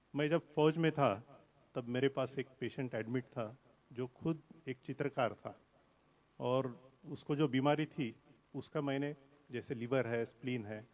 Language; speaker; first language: Hindi; non-native, local second language; Marathi